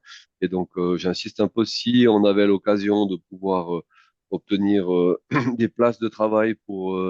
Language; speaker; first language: French; native; French